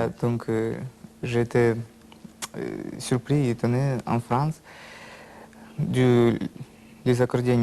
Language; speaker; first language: French; non-native, learner; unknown